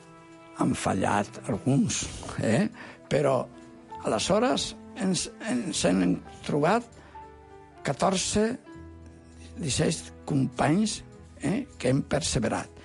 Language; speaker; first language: Catalan; non-native, local second language; Spanish